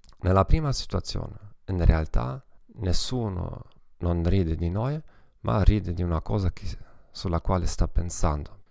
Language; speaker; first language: Italian; non-native, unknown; German